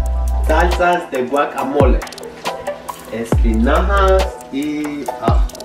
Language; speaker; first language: Spanish; non-native, learner; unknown